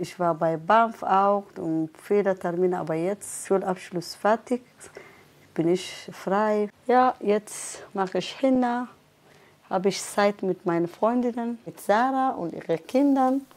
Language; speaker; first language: German; non-native, learner; Somali